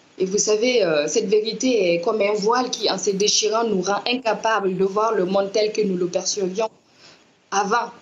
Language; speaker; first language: French; non-native, local second language; Mossi